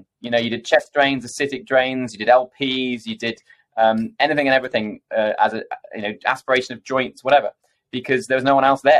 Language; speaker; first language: English; native; English